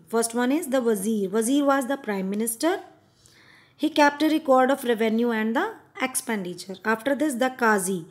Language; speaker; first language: English; non-native, local second language; Hindi